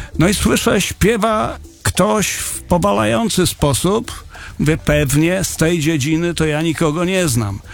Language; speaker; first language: Polish; native; Polish